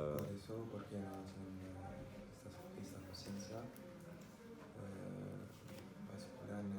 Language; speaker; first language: Spanish; non-native, learner; French